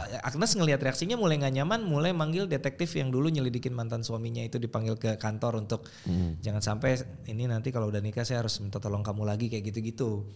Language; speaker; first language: Indonesian; native; Indonesian